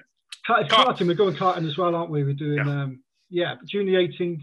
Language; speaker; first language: English; native; English